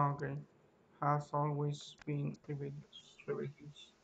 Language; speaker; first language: English; non-native, learner; Spanish